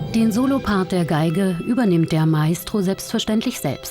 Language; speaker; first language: German; native; German